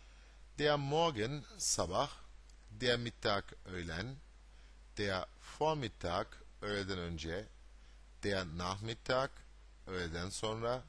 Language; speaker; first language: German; non-native, fluent; Turkish